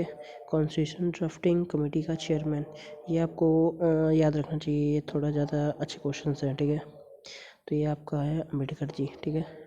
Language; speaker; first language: Hindi; native; Hindi